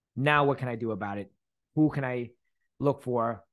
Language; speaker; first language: English; early bilingual, other home language; Thai